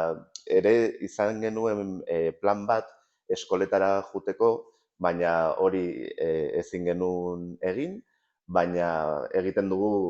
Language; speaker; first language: Basque; non-native, local second language; Spanish